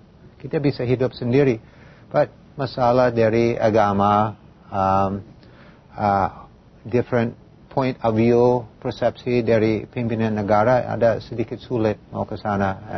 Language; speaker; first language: Indonesian; non-native, fluent; English